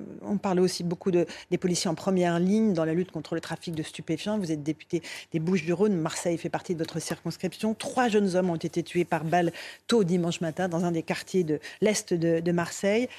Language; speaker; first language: French; native; French